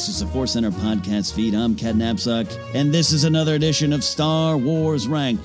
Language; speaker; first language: English; native; English